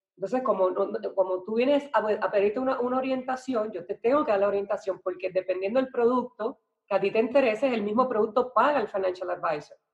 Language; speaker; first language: Spanish; native; Spanish